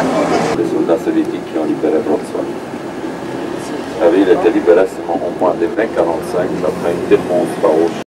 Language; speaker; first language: French; non-native, fluent; Polish